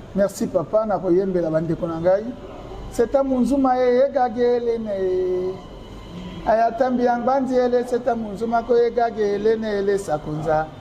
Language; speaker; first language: Lingala; non-native, local second language; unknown